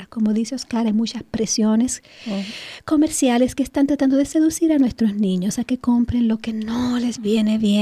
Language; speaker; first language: Spanish; native; Spanish